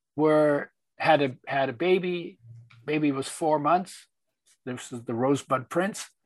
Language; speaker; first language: English; early bilingual, other home language; Polish